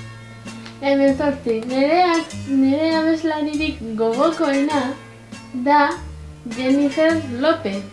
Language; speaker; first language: Basque; non-native, local second language; Spanish